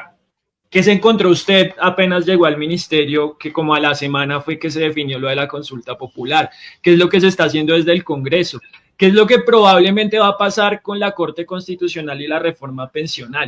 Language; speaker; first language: Spanish; native; Spanish